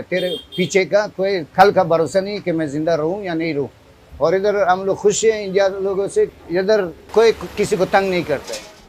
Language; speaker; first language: Hindi; non-native, learner; Persian